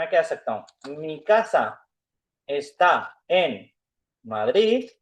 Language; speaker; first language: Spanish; non-native, fluent; Urdu